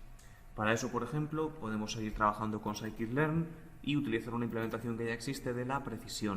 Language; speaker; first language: Spanish; native; Spanish